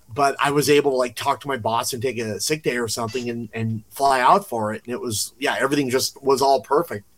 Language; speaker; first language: English; native; English